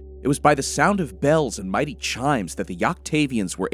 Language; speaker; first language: English; native; English